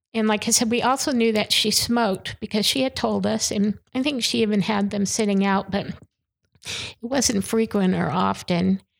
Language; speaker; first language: English; native; English